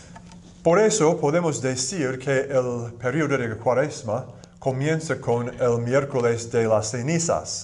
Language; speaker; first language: Spanish; non-native, fluent; English